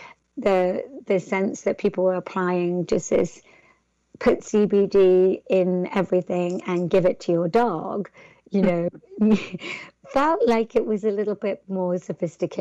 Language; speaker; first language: English; native; English